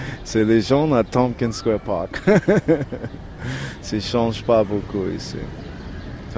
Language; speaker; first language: French; non-native, learner; English